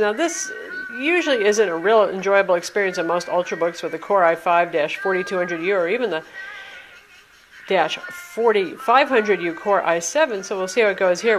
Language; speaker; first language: English; native; English